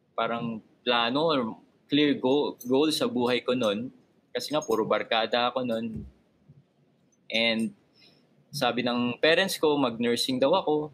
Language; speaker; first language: Filipino; native; Filipino